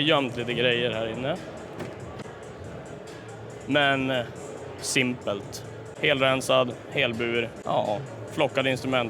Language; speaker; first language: Swedish; native; Swedish